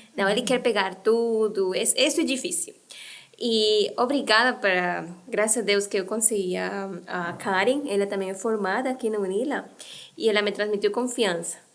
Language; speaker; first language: Portuguese; non-native, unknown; Spanish